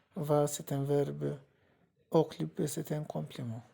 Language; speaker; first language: French; non-native, fluent; Arabic